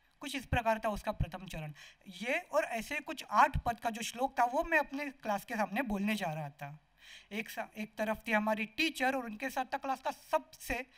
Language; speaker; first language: Hindi; non-native, local second language; Marathi